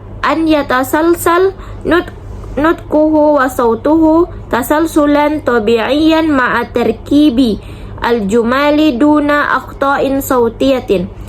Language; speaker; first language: Arabic; non-native, learner; Indonesian